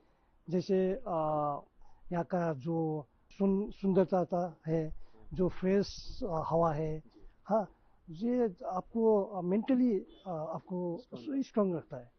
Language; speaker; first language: Hindi; non-native, local second language; Nepali